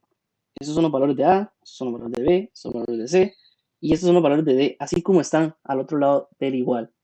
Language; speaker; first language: Spanish; native; Spanish